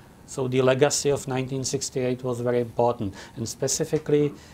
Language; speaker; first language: English; non-native, fluent; Czech